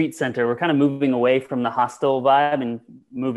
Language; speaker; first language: English; native; English